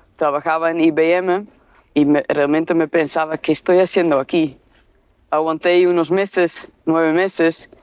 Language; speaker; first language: Spanish; non-native, fluent; Dutch